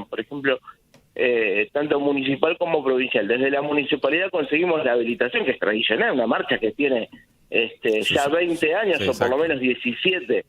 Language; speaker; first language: Spanish; native; Spanish